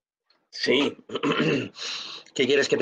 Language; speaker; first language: Spanish; native; Spanish